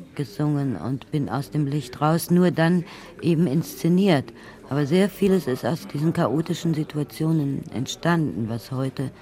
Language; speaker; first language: German; native; German